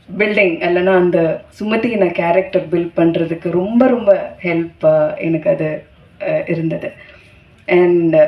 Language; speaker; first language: Tamil; non-native, fluent; Malayalam